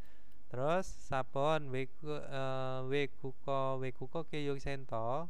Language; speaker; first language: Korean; non-native, fluent; Indonesian